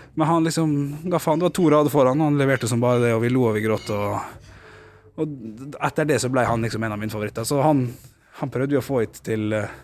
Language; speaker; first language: Norwegian; native; Norwegian